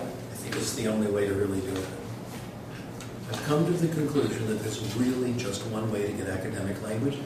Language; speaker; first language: English; native; English